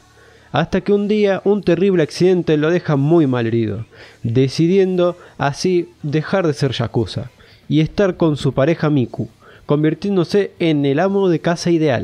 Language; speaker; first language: Spanish; native; Spanish